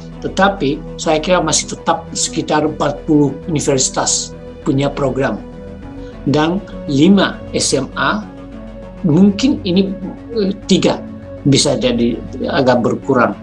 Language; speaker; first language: Indonesian; non-native, fluent; Japanese